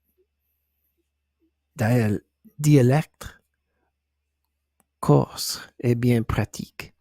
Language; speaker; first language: French; non-native, learner; English